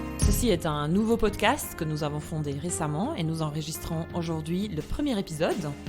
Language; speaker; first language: French; non-native, fluent; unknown